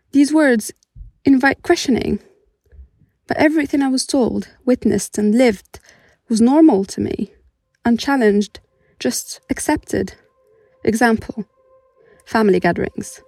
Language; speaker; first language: English; non-native, fluent; Arabic